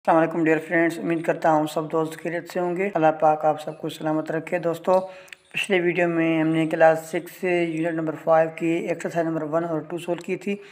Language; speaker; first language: Urdu; non-native, local second language; Sindhi